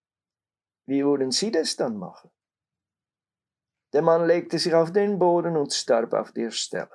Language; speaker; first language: German; non-native, fluent; Dutch